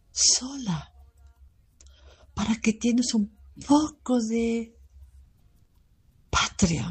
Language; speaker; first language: Spanish; non-native, fluent; German